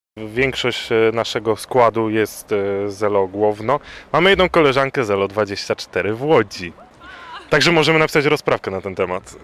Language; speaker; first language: Polish; native; Polish